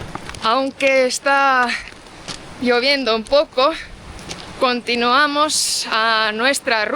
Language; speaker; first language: Spanish; non-native, fluent; Portuguese